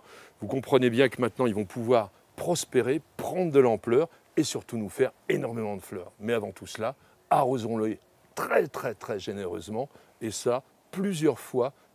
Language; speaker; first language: French; native; French